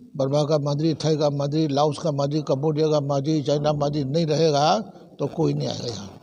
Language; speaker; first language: Hindi; non-native, fluent; Burmese